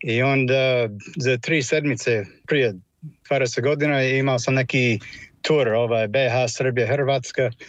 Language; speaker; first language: Croatian; non-native, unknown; English